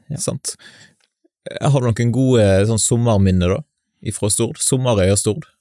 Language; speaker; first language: Norwegian; native; Norwegian